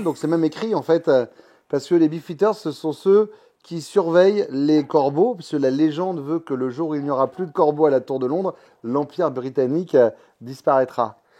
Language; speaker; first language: French; native; French